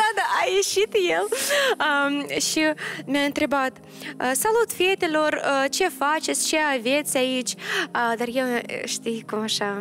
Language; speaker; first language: Romanian; non-native, local second language; Russian